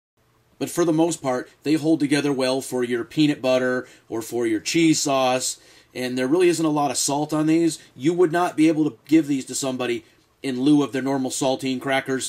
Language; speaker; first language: English; native; English